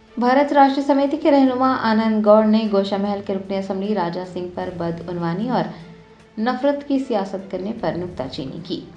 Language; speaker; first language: Urdu; native; Urdu